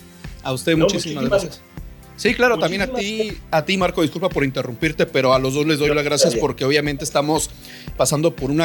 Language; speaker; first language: Spanish; native; Spanish